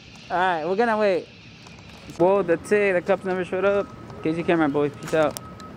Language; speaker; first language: English; early bilingual, other home language; Spanish